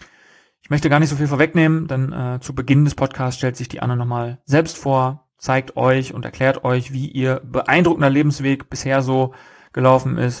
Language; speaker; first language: German; native; German